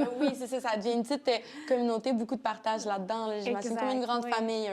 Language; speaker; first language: French; native; French